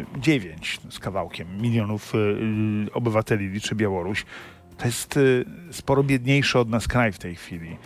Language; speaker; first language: Polish; native; Polish